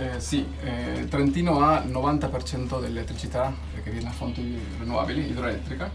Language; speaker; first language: Italian; early bilingual, heritage; Spanish